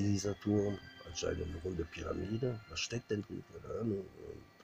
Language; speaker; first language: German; non-native, fluent; French